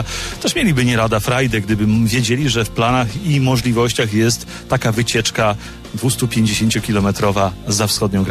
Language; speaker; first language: Polish; native; Polish